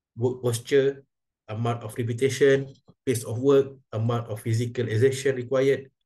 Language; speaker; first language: English; non-native, local second language; Malay